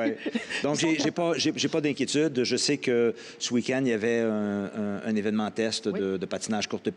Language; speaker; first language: French; native; French